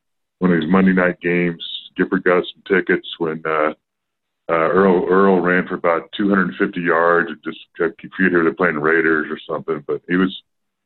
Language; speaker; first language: English; native; English